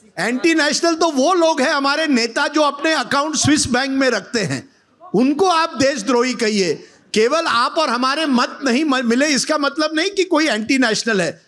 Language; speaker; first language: Hindi; non-native, local second language; Marathi